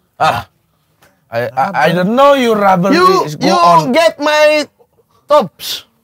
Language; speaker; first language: English; non-native, learner; Indonesian